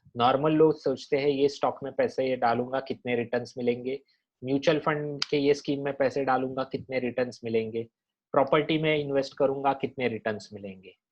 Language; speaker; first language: Hindi; non-native, local second language; Marathi